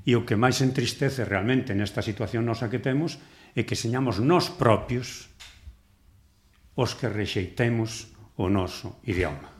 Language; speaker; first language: Galician; native; Galician